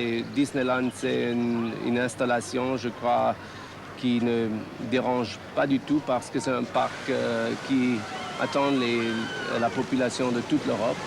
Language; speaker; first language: French; non-native, learner; German